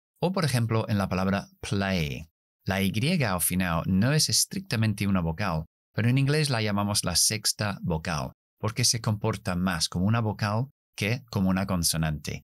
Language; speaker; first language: Spanish; non-native, fluent; English